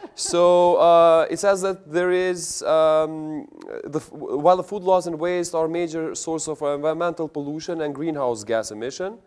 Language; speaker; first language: English; non-native, fluent; Albanian